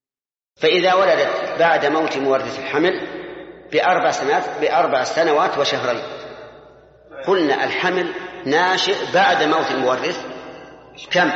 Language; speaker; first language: Arabic; native; Arabic